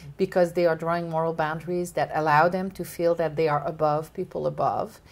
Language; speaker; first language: English; native; English